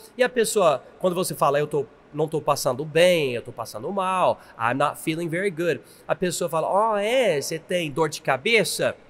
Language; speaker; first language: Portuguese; non-native, fluent; English